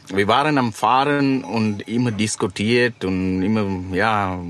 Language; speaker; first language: German; non-native, fluent; Sinhala